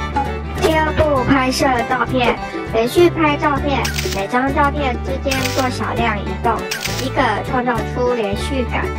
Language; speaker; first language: Chinese; native; Chinese